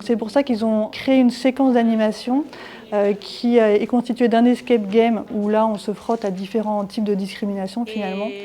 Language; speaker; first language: French; native; French